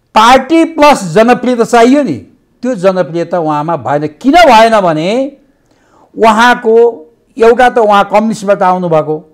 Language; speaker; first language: Nepali; native; Nepali